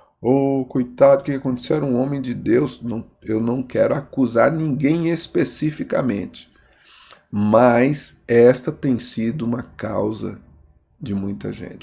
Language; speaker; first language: Portuguese; native; Portuguese